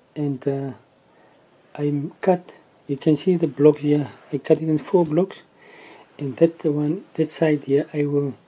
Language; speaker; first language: English; non-native, local second language; Afrikaans